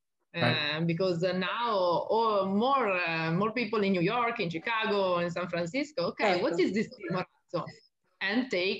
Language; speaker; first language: English; non-native, learner; Italian